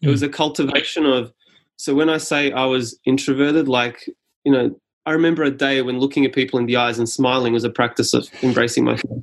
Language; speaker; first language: English; non-native, local second language; Serbian